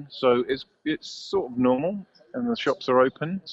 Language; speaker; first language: English; native; English